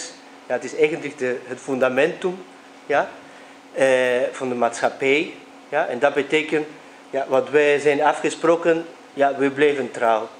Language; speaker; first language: Dutch; non-native, fluent; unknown